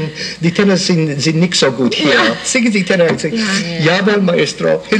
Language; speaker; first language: German; non-native, learner; English